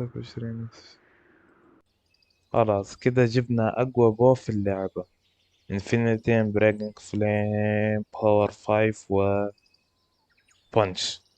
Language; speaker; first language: Arabic; native; Arabic